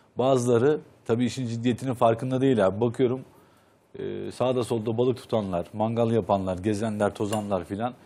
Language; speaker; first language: Turkish; native; Turkish